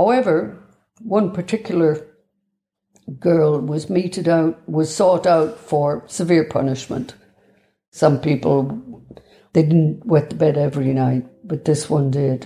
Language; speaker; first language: English; native; English